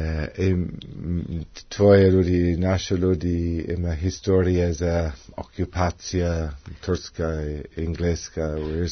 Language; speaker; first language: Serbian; non-native, learner; English